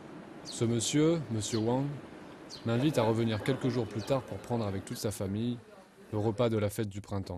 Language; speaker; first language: French; native; French